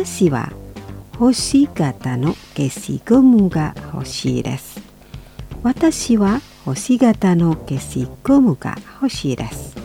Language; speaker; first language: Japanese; non-native, fluent; Indonesian